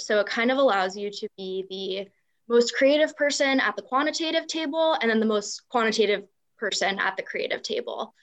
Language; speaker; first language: English; native; English